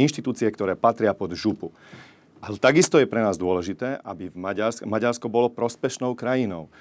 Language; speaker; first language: Slovak; non-native, local second language; Hungarian